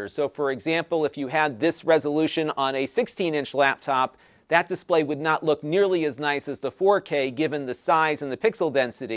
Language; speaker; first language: English; native; English